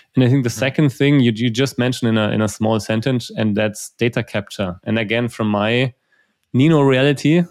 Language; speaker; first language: English; non-native, fluent; German